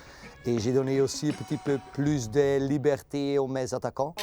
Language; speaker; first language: French; non-native, local second language; Dutch